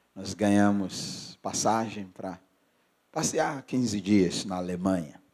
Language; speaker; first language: Portuguese; non-native, fluent; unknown